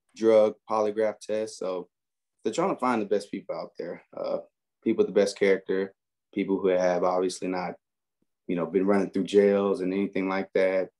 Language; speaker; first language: English; native; English